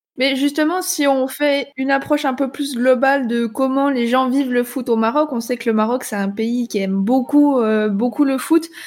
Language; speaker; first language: French; native; French